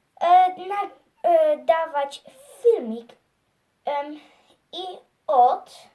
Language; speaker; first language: Polish; early bilingual, heritage; Polish